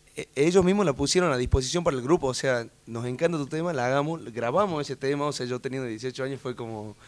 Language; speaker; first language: Spanish; native; Spanish